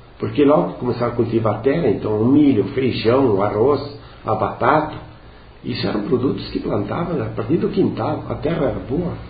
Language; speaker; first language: Portuguese; non-native, local second language; Venetian